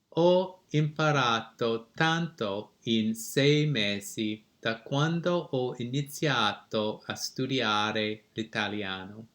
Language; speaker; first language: Italian; non-native, learner; English